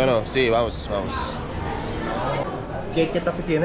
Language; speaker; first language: Spanish; non-native, learner; Korean